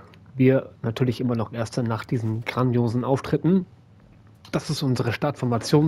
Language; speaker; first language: German; native; German